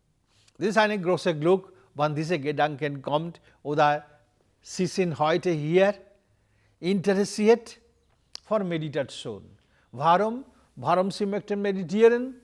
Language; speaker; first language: German; non-native, learner; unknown